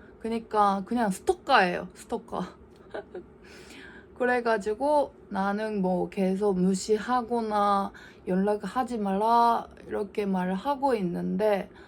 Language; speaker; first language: Korean; non-native, learner; Japanese